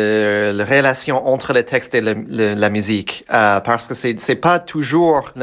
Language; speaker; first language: French; non-native, fluent; English